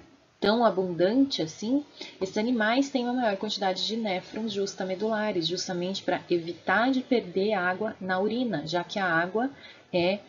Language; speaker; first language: Portuguese; native; Portuguese